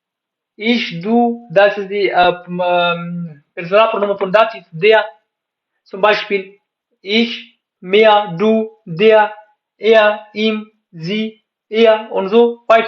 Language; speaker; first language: German; non-native, fluent; Pashto